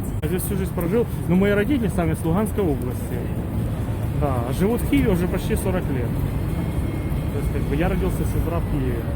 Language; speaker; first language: Russian; native; Russian